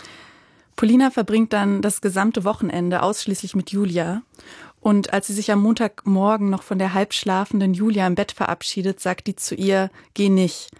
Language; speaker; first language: German; native; German